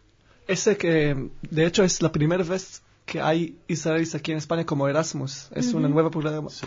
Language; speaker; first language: Spanish; non-native, learner; Hebrew